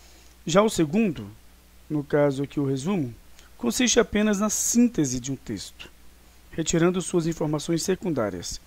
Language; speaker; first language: Portuguese; native; Portuguese